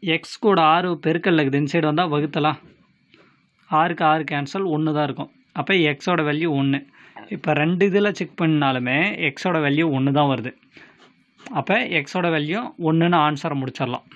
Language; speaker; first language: Tamil; native; Tamil